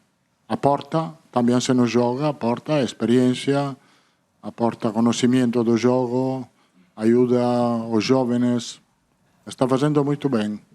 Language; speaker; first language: Portuguese; non-native, fluent; Italian